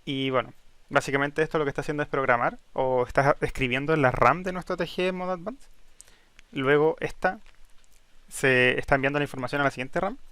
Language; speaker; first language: Spanish; native; Spanish